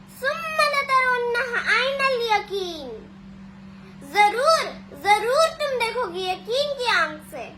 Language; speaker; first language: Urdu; native; Urdu